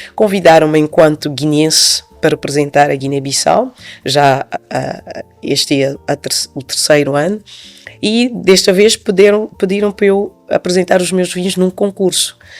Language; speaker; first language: Portuguese; non-native, local second language; Upper Guinea Crioulo